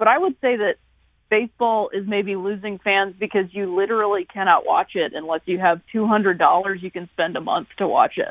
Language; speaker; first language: English; native; English